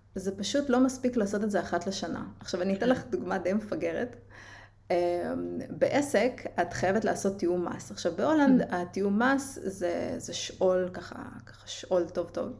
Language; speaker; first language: Hebrew; native; Hebrew